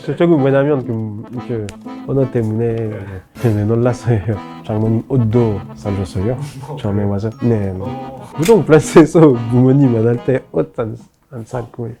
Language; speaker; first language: Korean; non-native, learner; French